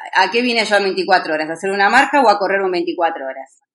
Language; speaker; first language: Spanish; native; Spanish